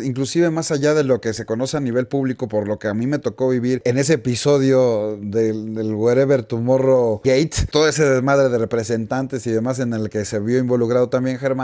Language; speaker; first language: Spanish; native; Spanish